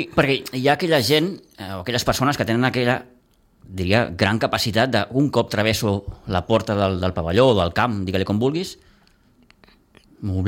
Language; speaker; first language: Catalan; native; Catalan